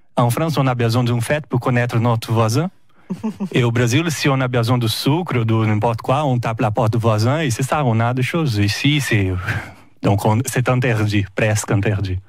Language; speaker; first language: French; non-native, fluent; Portuguese